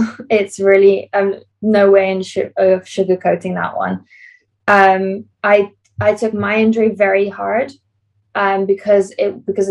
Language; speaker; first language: English; native; English